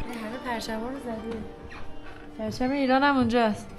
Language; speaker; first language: Persian; native; Persian